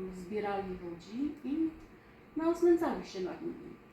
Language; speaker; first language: Polish; native; Polish